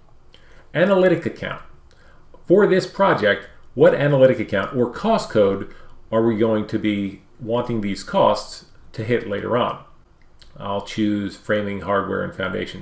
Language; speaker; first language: English; native; English